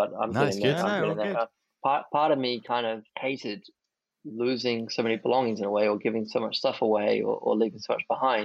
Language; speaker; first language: English; native; English